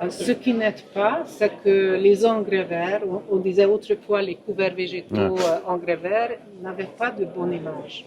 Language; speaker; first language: French; non-native, fluent; Ukrainian